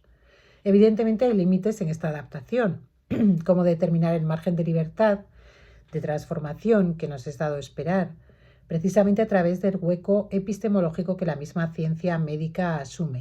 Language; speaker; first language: Spanish; native; Spanish